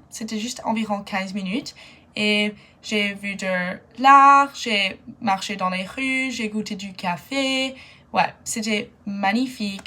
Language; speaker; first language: French; non-native, fluent; English